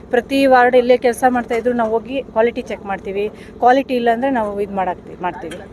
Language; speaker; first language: Kannada; native; Kannada